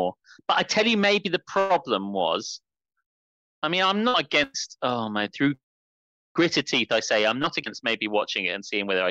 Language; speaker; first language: English; native; English